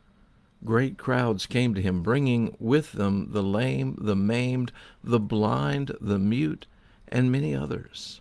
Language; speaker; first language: English; native; English